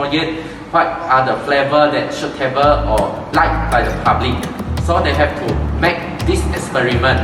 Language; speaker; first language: English; non-native, local second language; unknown